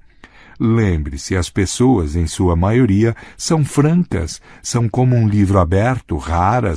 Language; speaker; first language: Portuguese; native; Portuguese